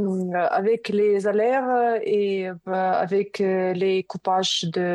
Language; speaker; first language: French; non-native, learner; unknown